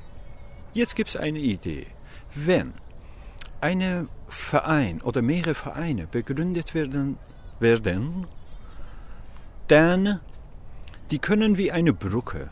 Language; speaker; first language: German; non-native, learner; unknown